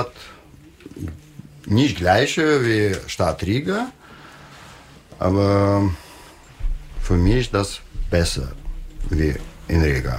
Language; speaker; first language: German; non-native, learner; Russian